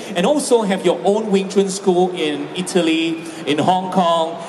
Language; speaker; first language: English; non-native, local second language; Chinese